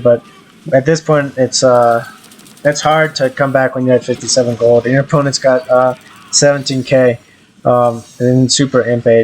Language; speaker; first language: English; native; English